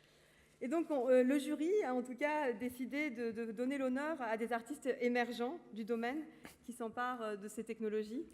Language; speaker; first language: French; native; French